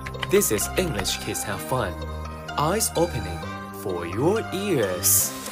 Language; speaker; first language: English; non-native, fluent; Thai